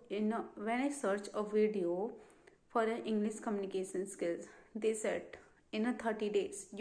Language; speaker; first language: English; non-native, learner; Hindi